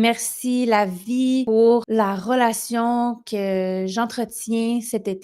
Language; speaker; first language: French; native; French